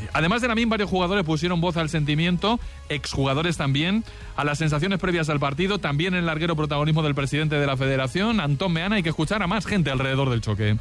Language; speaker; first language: Spanish; native; Spanish